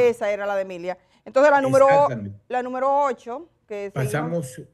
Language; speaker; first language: Spanish; native; Spanish